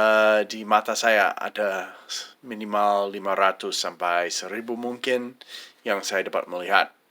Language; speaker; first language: Indonesian; non-native, fluent; English